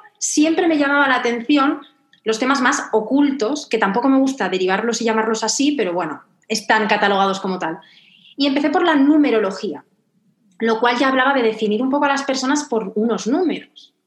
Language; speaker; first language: Spanish; native; Spanish